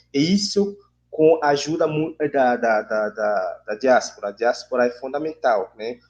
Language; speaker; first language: Portuguese; non-native, fluent; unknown